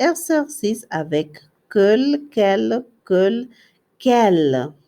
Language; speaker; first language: French; non-native, fluent; Spanish